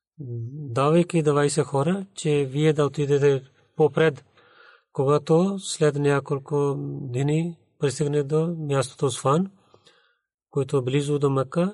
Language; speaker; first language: Bulgarian; non-native, learner; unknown